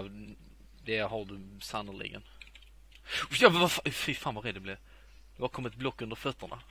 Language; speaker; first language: Swedish; native; Swedish